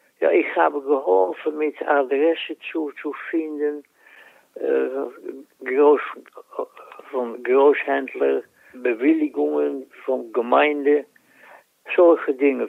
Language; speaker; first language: German; non-native, learner; Vietnamese